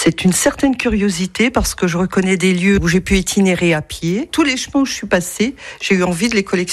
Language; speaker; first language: French; native; French